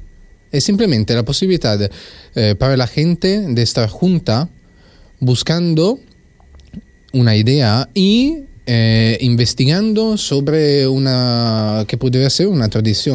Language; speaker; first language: Spanish; non-native, fluent; Italian